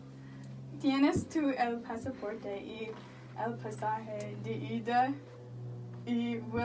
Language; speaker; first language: Spanish; non-native, learner; English